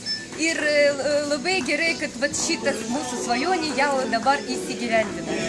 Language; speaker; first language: Lithuanian; non-native, fluent; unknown